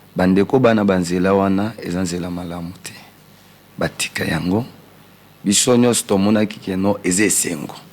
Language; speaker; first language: Lingala; non-native, local second language; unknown